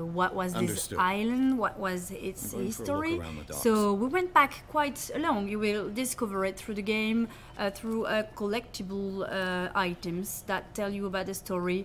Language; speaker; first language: English; non-native, fluent; French